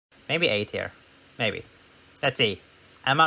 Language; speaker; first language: English; non-native, fluent; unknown